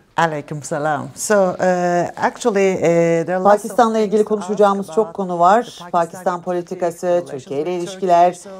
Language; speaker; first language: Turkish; native; Turkish